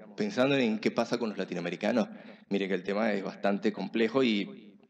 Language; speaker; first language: Spanish; native; Spanish